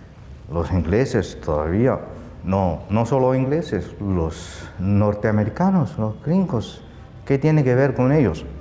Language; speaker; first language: Spanish; non-native, fluent; Chinese